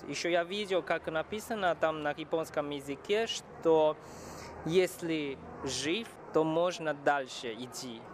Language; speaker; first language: Russian; non-native, fluent; Chinese